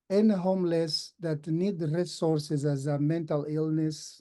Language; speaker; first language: English; non-native, fluent; Portuguese